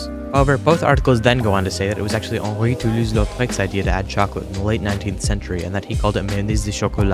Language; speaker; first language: English; native; English